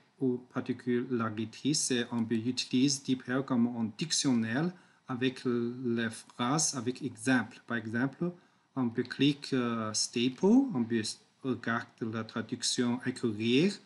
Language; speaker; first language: French; non-native, learner; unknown